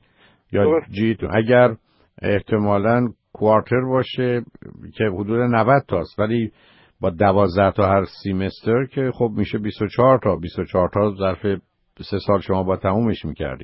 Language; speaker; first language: Persian; native; Persian